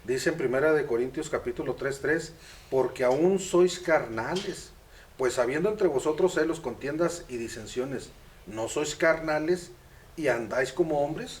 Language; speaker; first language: Spanish; native; Spanish